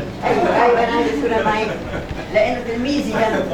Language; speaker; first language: Arabic; native; Arabic